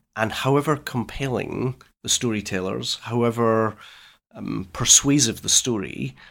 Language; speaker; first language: English; native; English